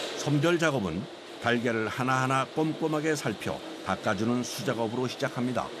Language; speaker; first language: Korean; native; Korean